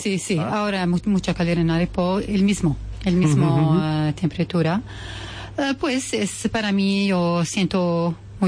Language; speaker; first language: Spanish; non-native, learner; Arabic